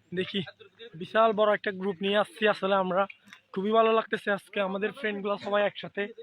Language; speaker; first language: Bangla; non-native, local second language; Chakma